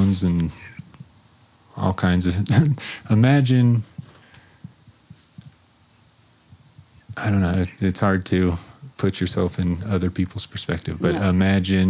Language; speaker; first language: English; native; English